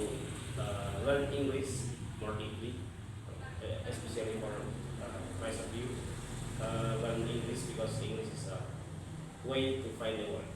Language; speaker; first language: English; non-native, fluent; Indonesian